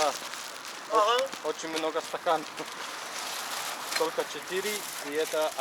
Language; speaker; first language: Russian; non-native, learner; English